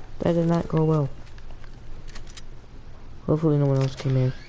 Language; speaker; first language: English; native; English